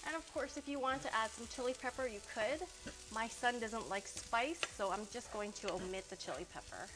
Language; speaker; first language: English; native; English